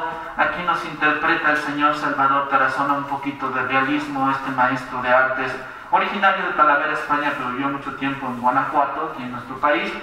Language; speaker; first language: Spanish; native; Spanish